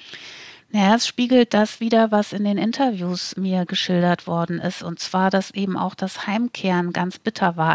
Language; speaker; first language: German; native; German